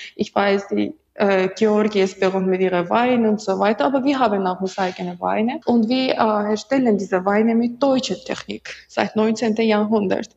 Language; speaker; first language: German; non-native, learner; Azerbaijani